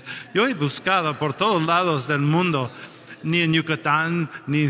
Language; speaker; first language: Spanish; non-native, fluent; English